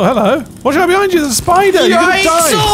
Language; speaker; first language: English; native; English